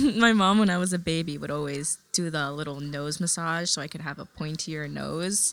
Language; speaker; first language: English; early bilingual, other home language; Filipino